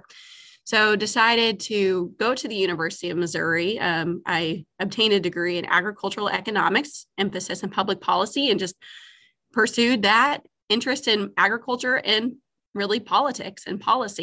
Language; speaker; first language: English; native; English